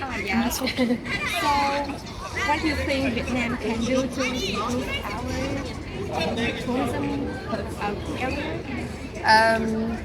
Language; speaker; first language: English; non-native, learner; Vietnamese